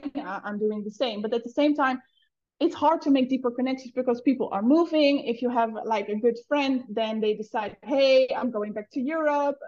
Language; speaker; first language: English; non-native, fluent; Dutch